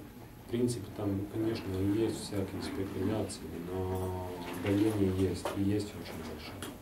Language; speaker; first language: Russian; non-native, local second language; Latvian